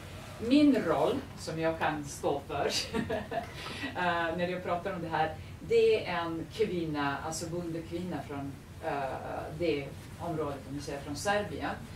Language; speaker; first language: Swedish; non-native, fluent; Serbian